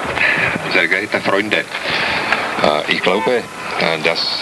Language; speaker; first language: German; non-native, learner; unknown